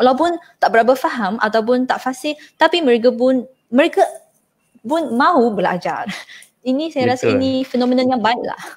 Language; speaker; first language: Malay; non-native, fluent; Chinese